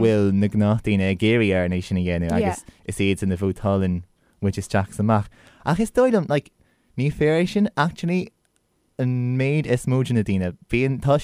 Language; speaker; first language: Irish; non-native, local second language; English